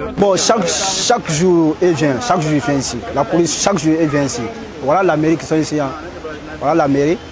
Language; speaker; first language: French; non-native, local second language; Dyula